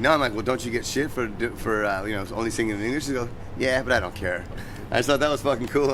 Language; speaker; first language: English; native; English